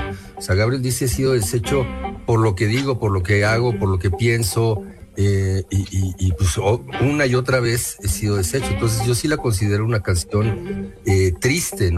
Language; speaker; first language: Spanish; native; Spanish